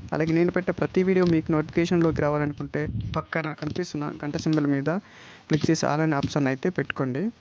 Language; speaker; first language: Telugu; non-native, local second language; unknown